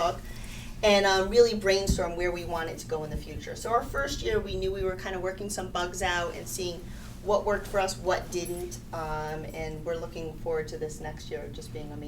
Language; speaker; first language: English; native; English